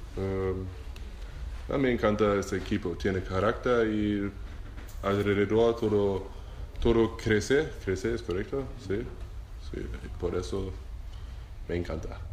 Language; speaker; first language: Spanish; non-native, learner; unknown